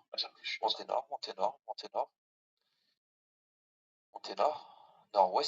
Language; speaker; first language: French; native; French